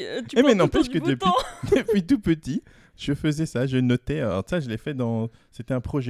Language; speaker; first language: French; native; French